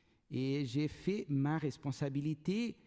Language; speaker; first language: French; non-native, learner; Portuguese